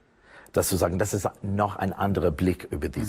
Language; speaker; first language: German; non-native, fluent; English